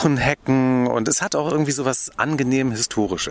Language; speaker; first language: German; native; German